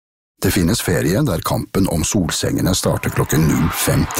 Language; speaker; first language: Norwegian; native; Norwegian